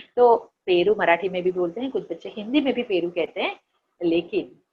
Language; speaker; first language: Hindi; non-native, local second language; Marathi